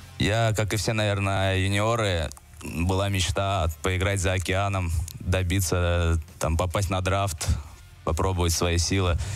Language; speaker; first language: Russian; native; Russian